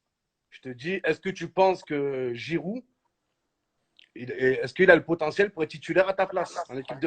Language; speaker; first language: French; native; French